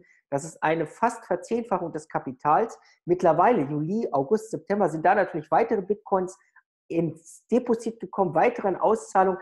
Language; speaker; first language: German; native; German